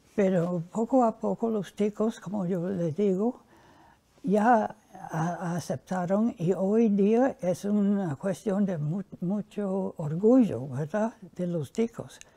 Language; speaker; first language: Spanish; non-native, fluent; English